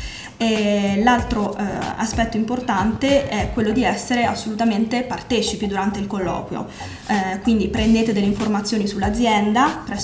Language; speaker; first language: Italian; native; Italian